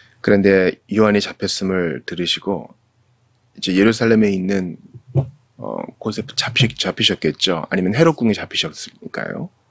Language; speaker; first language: Korean; native; Korean